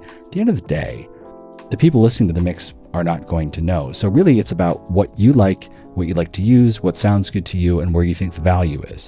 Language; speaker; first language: English; native; English